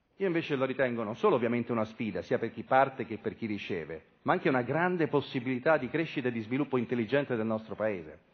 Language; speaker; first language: Italian; native; Italian